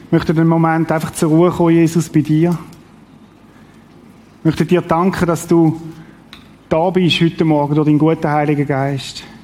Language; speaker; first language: German; native; German